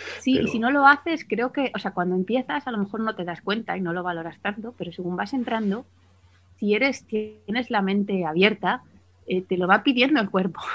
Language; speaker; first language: Spanish; native; Spanish